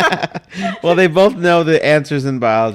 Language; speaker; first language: English; native; English